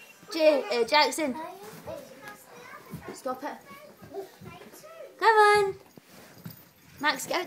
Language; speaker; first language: English; native; English